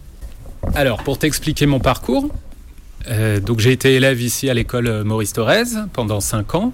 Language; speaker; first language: French; native; French